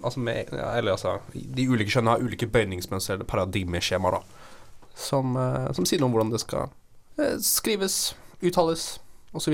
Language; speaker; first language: Norwegian; native; Norwegian